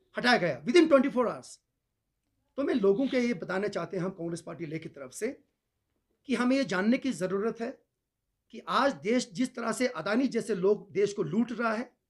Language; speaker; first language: Hindi; non-native, local second language; Ladakhi